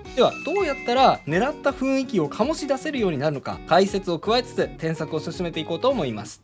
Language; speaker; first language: Japanese; native; Japanese